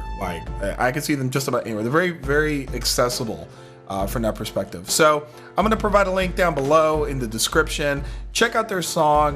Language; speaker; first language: English; native; English